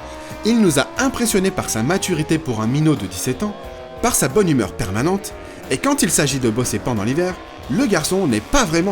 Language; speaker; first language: French; native; French